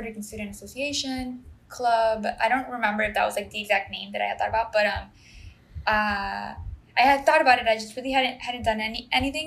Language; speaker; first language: English; non-native, fluent; Spanish